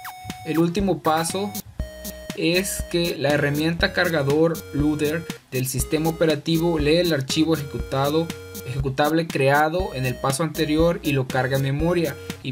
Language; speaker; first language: Spanish; native; Spanish